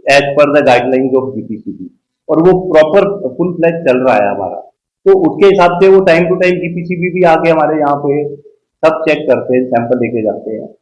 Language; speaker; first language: Hindi; native; Hindi